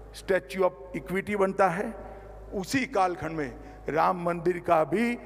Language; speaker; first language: Hindi; non-native, local second language; Gujarati